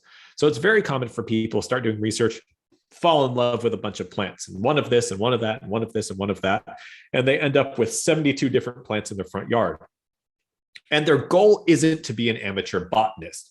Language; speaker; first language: English; native; English